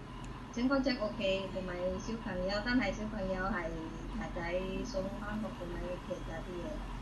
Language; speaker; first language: Cantonese; non-native, learner; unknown